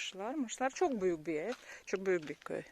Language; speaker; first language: Turkish; non-native, learner; Russian